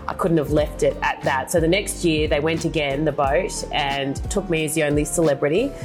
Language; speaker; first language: English; early bilingual, other home language; Indonesian